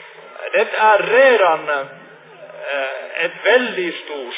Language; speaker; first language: Swedish; non-native, fluent; Finnish